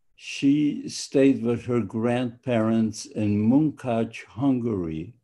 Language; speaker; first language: English; non-native, fluent; Polish